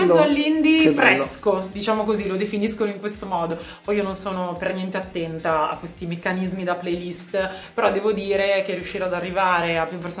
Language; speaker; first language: Italian; native; Italian